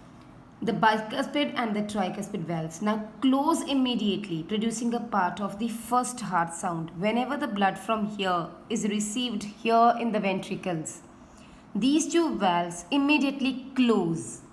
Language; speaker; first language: English; non-native, local second language; Hindi